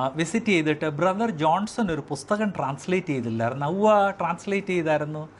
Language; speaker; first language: Malayalam; non-native, local second language; Hindi